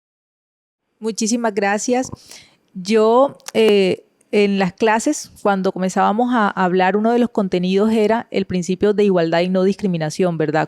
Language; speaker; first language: Spanish; native; Spanish